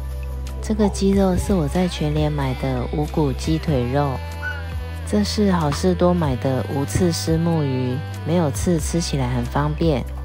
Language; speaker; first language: Chinese; native; Chinese